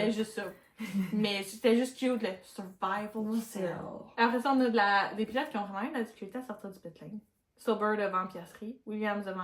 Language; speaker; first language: French; native; French